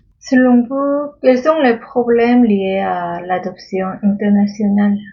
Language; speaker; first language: French; non-native, learner; Korean